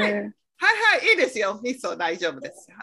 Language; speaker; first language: Japanese; non-native, learner; English